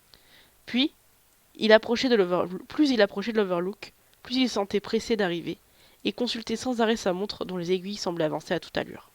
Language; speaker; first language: French; native; French